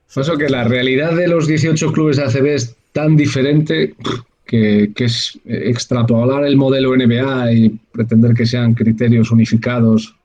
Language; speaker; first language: Spanish; native; Spanish